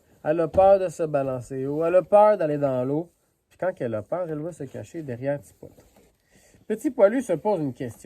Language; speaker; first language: French; native; French